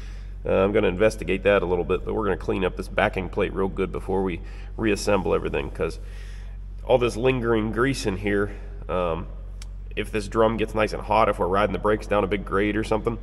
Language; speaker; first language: English; native; English